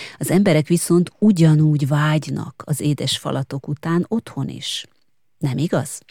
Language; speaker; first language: Hungarian; native; Hungarian